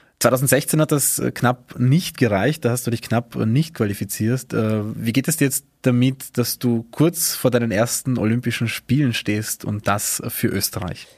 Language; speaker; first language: German; native; German